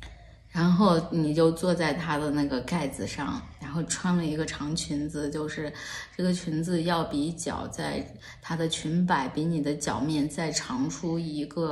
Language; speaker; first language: Chinese; native; Chinese